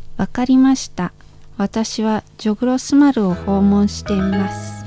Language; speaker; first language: Japanese; non-native, fluent; Indonesian